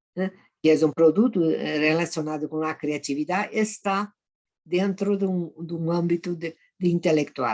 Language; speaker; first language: Spanish; non-native, fluent; Portuguese